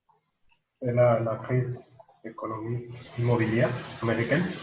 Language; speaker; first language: French; non-native, learner; Spanish